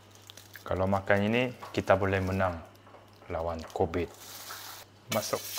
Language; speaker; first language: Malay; non-native, learner; Korean